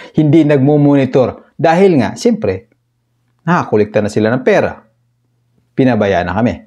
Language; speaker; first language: Filipino; native; Filipino